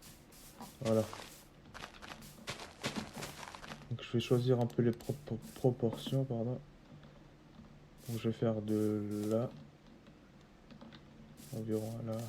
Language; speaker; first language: French; native; French